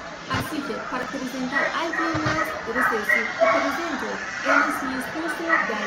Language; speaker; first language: Spanish; non-native, fluent; Persian